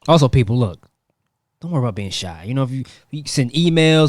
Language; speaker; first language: English; native; English